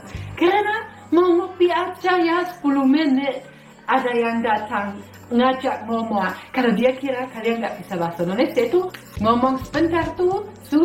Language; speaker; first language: Indonesian; non-native, fluent; German